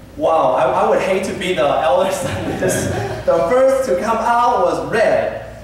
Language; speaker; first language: English; early bilingual, other home language; Chinese